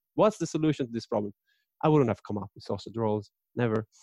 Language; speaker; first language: English; non-native, fluent; Italian